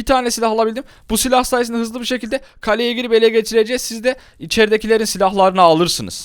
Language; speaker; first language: Turkish; native; Turkish